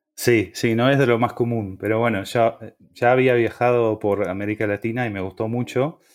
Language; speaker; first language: Spanish; non-native, fluent; Dutch